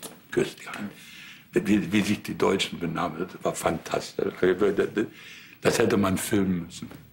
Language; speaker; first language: German; native; German